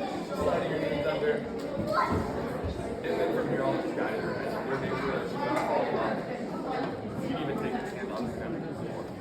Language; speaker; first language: English; native; English